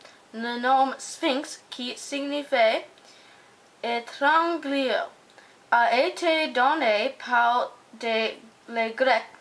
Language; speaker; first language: French; non-native, learner; English